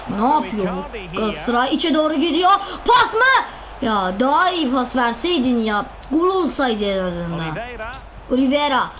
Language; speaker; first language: Turkish; non-native, learner; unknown